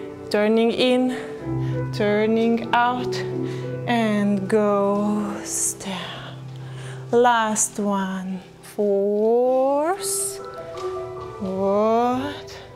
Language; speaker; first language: English; non-native, fluent; Hungarian